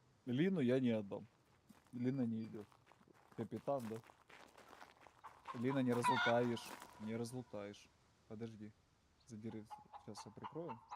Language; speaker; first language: Russian; native; Russian